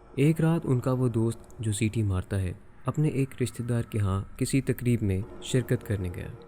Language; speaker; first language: Urdu; native; Urdu